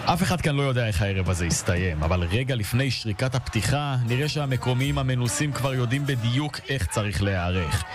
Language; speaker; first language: Hebrew; native; Hebrew